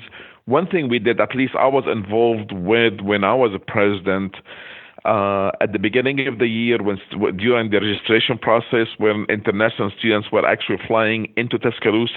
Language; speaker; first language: English; non-native, fluent; Hebrew